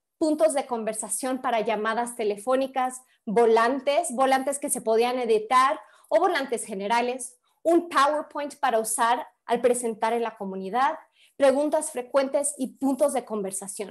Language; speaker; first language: Spanish; early bilingual, heritage; Spanish